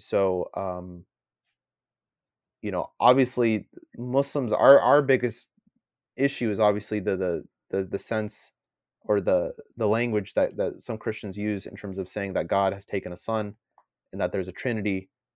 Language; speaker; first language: English; native; English